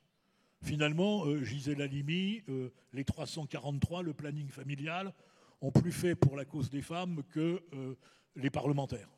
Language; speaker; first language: French; native; French